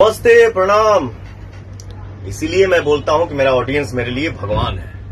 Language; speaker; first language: Hindi; non-native, local second language; Bhojpuri